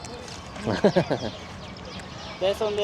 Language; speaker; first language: Spanish; native; Spanish